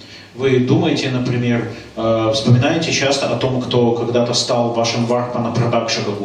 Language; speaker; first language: Russian; native; Russian